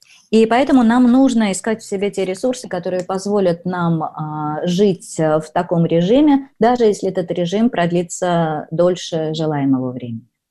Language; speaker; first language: Russian; native; Russian